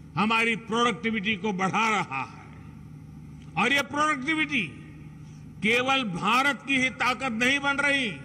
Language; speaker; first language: Hindi; non-native, local second language; Gujarati